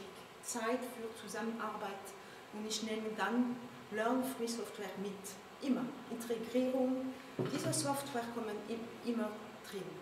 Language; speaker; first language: German; non-native, learner; French